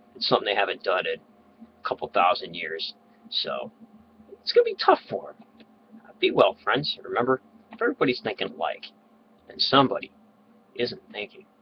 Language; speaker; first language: English; native; English